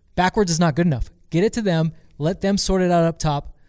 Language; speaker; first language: English; native; English